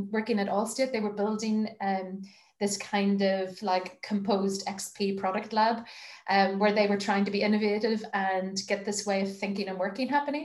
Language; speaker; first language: English; native; English